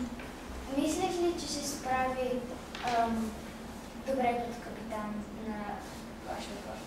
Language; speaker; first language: Bulgarian; early bilingual, other home language; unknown